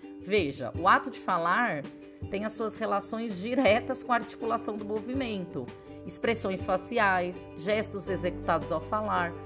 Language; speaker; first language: Portuguese; native; Portuguese